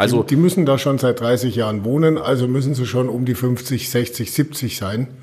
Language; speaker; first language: German; native; German